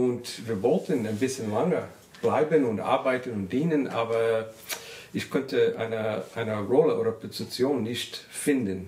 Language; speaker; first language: German; non-native, learner; English